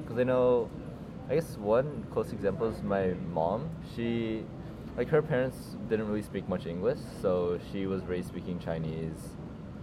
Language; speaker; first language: English; native; English